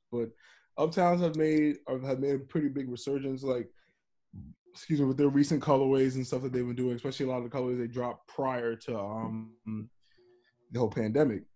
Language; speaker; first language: English; native; English